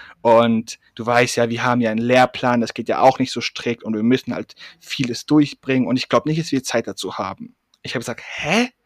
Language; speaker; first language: German; early bilingual, other home language; Persian